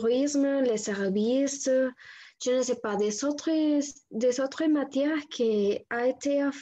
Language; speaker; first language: French; non-native, learner; Spanish